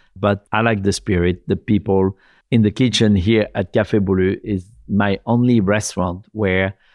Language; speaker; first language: English; non-native, fluent; French